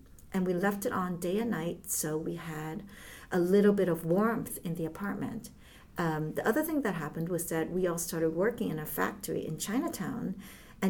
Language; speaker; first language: English; early bilingual, other home language; Cantonese